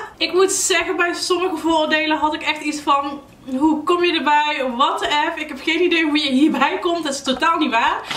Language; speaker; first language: Dutch; early bilingual, other home language; Arabic